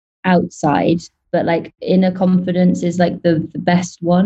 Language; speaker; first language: English; native; English